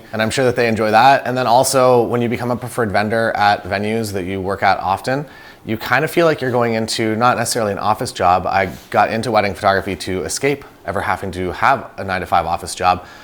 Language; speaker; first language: English; native; English